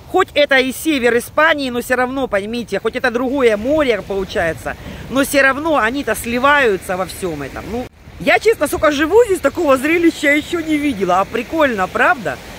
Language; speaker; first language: Russian; native; Russian